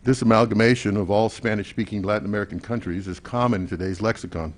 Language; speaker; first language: English; native; English